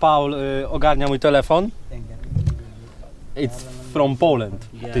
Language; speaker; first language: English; non-native, learner; Polish